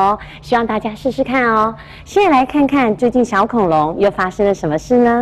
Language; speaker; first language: Chinese; native; Chinese